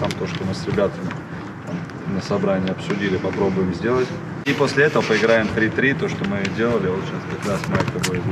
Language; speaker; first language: Russian; native; Russian